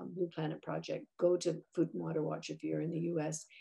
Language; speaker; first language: English; native; English